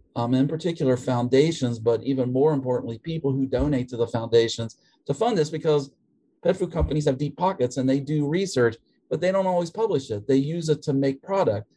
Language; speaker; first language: English; native; English